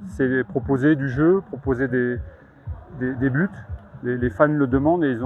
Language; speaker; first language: French; native; French